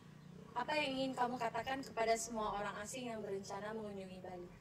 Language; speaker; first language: Indonesian; native; Indonesian